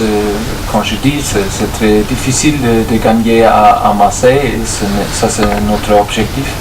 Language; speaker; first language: French; non-native, fluent; German